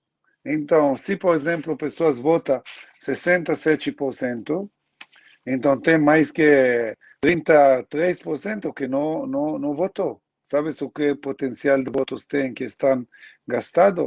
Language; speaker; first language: Portuguese; non-native, learner; Hebrew